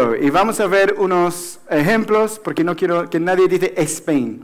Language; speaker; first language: Spanish; non-native, fluent; English